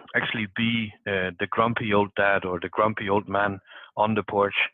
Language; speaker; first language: English; non-native, fluent; Danish